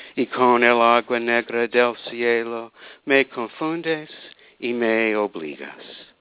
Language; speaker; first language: Spanish; non-native, fluent; English